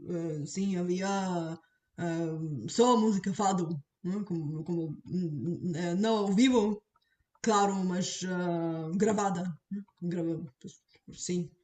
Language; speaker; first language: Portuguese; non-native, learner; Bulgarian